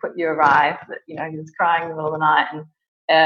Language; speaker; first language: English; native; English